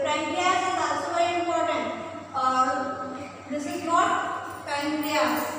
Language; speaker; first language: English; non-native, local second language; Hindi